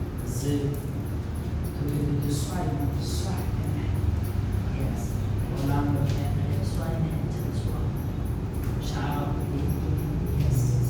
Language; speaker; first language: Vietnamese; non-native, learner; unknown